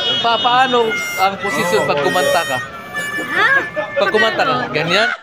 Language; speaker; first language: Filipino; non-native, local second language; Cebuano